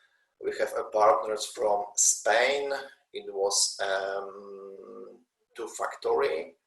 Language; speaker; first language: English; non-native, learner; Polish